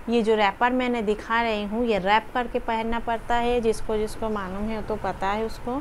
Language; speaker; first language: Hindi; non-native, local second language; Bangla